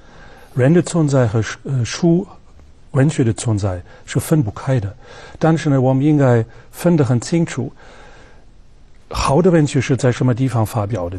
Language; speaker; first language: Chinese; non-native, fluent; German